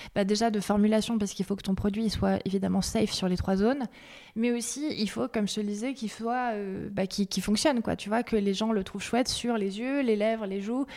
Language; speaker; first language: French; native; French